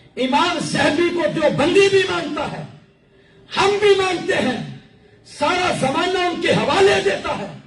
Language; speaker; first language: Urdu; non-native, local second language; Punjabi